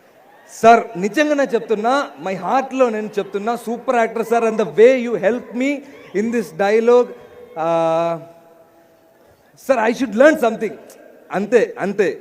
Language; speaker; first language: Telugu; non-native, learner; Malayalam